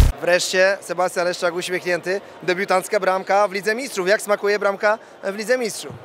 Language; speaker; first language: Polish; native; Polish